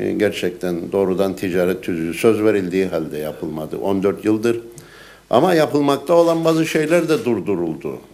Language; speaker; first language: Turkish; native; Turkish